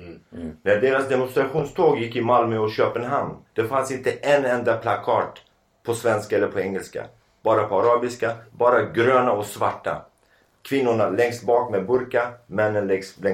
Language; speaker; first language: Swedish; non-native, fluent; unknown